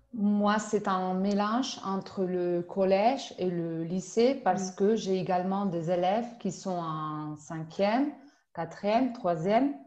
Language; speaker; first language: French; non-native, fluent; Spanish